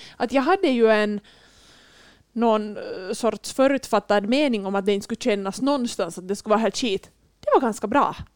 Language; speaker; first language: Swedish; native; Swedish